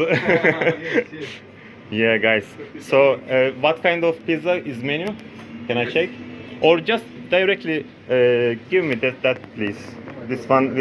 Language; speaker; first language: English; non-native, learner; Turkish